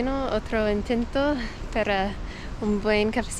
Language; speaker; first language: Spanish; non-native, learner; English